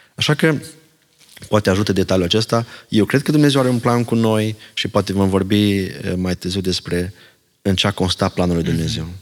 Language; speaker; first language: Romanian; non-native, local second language; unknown